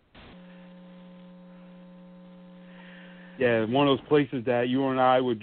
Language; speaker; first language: English; native; English